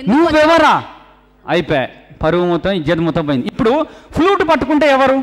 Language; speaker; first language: Telugu; native; Telugu